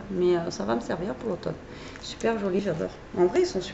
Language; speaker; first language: French; native; French